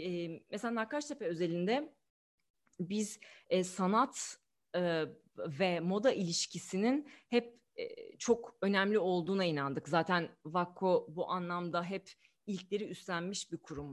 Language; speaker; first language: Turkish; native; Turkish